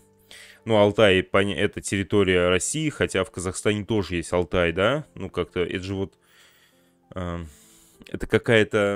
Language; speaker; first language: Russian; native; Russian